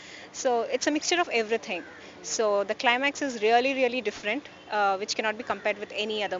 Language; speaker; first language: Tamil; non-native, learner; Kannada